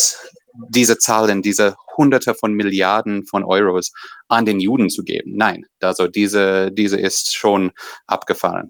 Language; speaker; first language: German; non-native, fluent; English